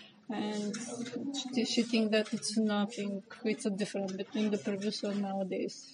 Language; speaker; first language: English; non-native, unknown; Bulgarian